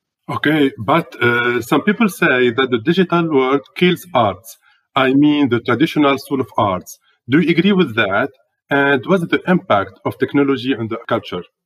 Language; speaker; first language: English; non-native, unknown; Arabic